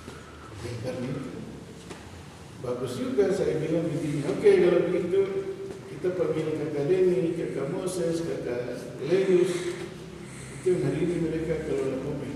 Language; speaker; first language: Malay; non-native, local second language; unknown